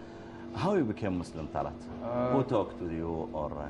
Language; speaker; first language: English; non-native, learner; Arabic